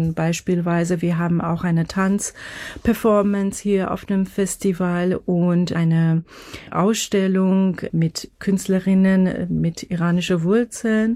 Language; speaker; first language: German; non-native, fluent; Persian